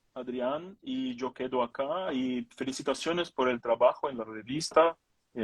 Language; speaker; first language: Spanish; non-native, fluent; Portuguese